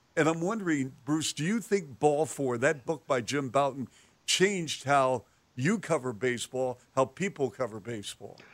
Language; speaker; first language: English; native; English